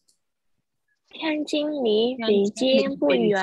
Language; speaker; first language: Chinese; non-native, learner; Burmese